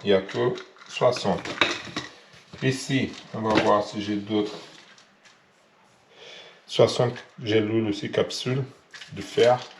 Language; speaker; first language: French; non-native, learner; Portuguese